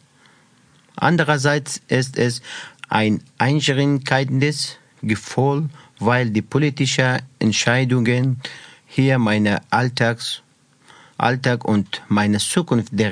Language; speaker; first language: German; non-native, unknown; Persian